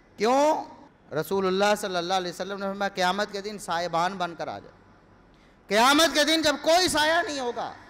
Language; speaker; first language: Urdu; non-native, local second language; Punjabi